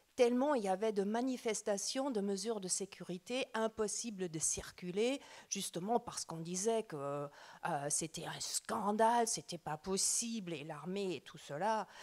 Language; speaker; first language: French; non-native, fluent; German